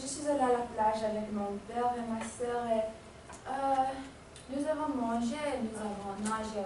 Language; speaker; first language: French; non-native, learner; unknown